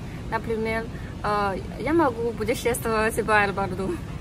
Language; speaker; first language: Russian; non-native, learner; Chinese